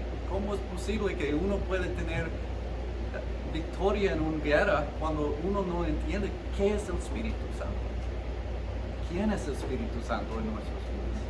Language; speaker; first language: Spanish; early bilingual, heritage; Spanish